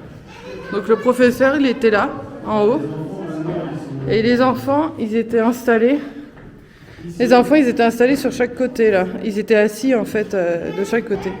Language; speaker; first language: French; native; French